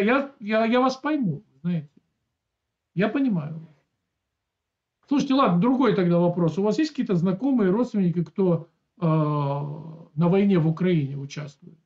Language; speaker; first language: Russian; native; Russian